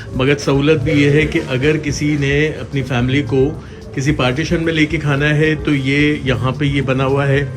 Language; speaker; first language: Hindi; native; Hindi